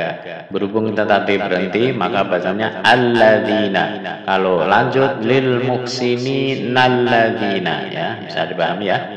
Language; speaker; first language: Indonesian; native; Indonesian